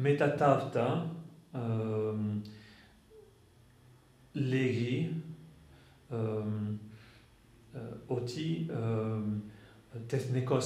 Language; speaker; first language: Greek; non-native, fluent; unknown